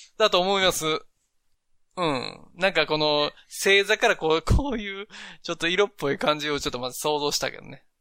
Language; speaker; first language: Japanese; native; Japanese